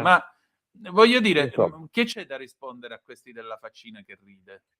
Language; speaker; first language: Italian; native; Italian